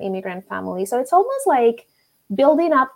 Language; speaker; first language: English; non-native, fluent; Spanish